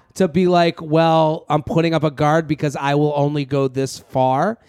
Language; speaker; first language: English; native; English